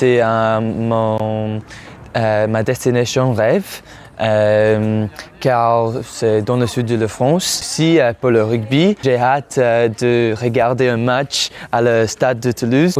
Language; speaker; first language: French; non-native, learner; English